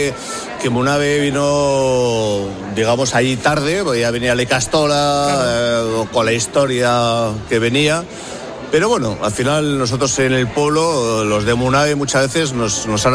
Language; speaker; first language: Spanish; non-native, local second language; Basque